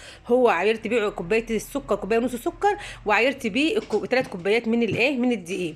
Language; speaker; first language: Arabic; native; Arabic